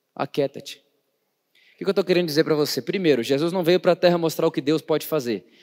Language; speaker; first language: Portuguese; native; Portuguese